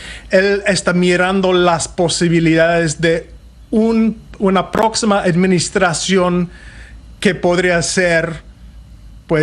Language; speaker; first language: Spanish; non-native, fluent; English